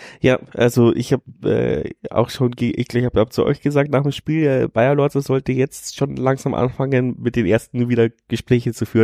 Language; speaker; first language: German; native; German